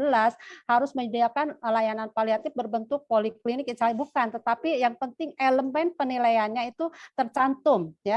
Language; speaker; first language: Indonesian; native; Indonesian